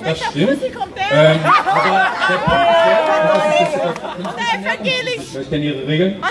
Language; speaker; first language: German; native; German